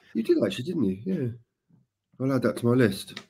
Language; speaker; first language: English; native; English